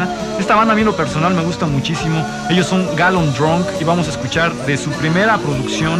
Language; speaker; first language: Spanish; native; Spanish